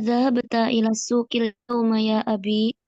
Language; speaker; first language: Arabic; non-native, learner; Indonesian